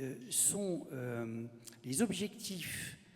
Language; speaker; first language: French; native; French